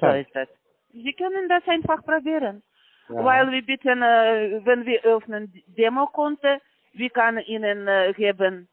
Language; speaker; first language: German; non-native, learner; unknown